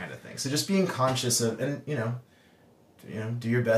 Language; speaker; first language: English; native; English